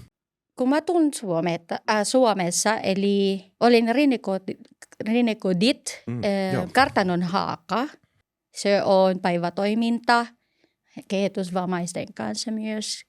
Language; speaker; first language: Finnish; non-native, learner; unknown